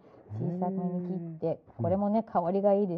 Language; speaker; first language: Japanese; native; Japanese